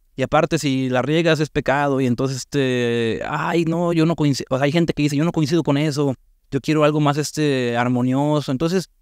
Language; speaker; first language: Spanish; native; Spanish